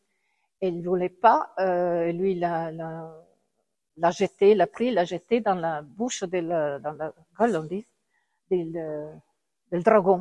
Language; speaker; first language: French; non-native, fluent; Italian